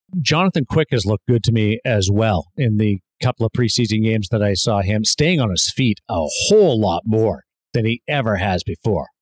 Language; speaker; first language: English; native; English